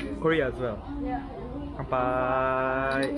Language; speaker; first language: English; non-native, learner; Japanese